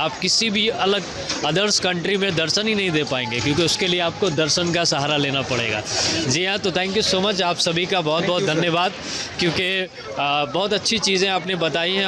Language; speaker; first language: Hindi; native; Hindi